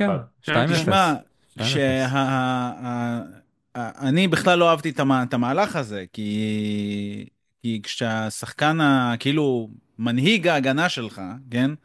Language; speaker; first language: Hebrew; native; Hebrew